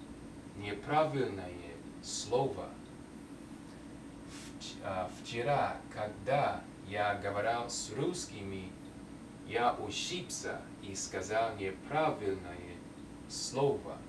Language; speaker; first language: Russian; non-native, learner; English